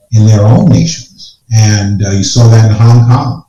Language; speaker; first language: English; native; English